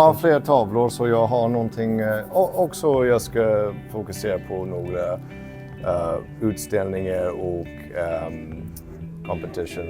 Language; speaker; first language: Swedish; non-native, fluent; English